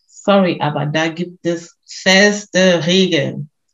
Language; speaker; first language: German; early bilingual, other home language; Lingala